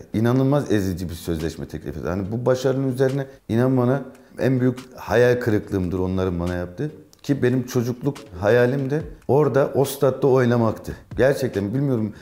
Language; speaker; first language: Turkish; early bilingual, heritage; Turkish